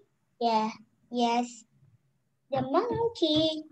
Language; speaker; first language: English; non-native, learner; Vietnamese